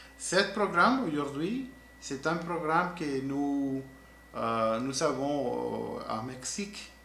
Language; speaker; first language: French; non-native, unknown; Spanish